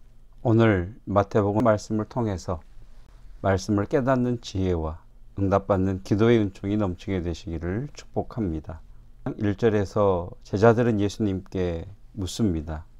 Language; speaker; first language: Korean; native; Korean